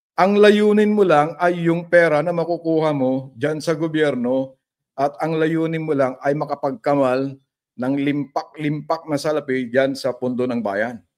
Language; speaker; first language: Filipino; non-native, local second language; Iloko